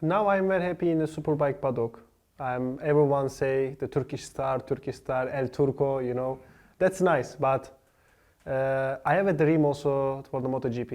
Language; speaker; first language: English; non-native, learner; Turkish